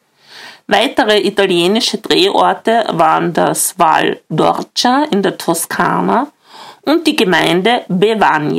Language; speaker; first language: German; native; German